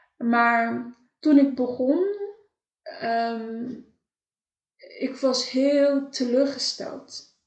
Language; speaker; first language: Dutch; non-native, fluent; Kabuverdianu